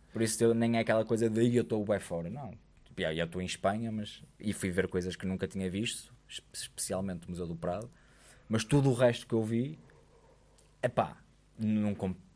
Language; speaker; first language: Portuguese; native; Portuguese